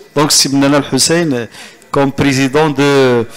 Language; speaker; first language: French; non-native, local second language; Arabic